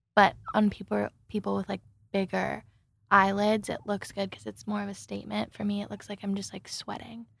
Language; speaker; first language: English; non-native, fluent; German